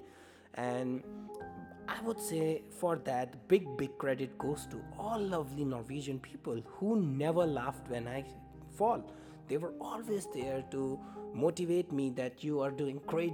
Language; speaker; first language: English; non-native, local second language; Hindi